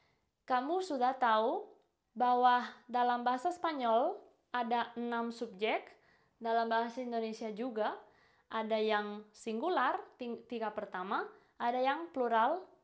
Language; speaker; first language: Indonesian; non-native, fluent; Spanish